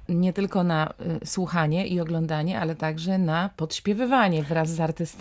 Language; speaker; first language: Polish; native; Polish